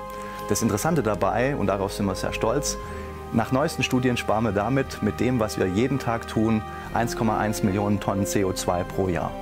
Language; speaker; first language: German; native; German